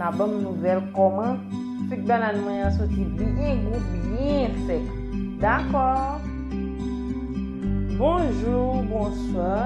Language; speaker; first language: French; non-native, learner; Haitian Creole